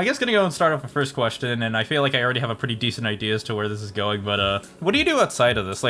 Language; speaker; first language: English; native; English